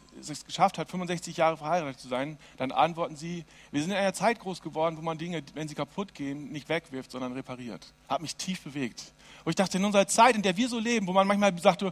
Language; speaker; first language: German; native; German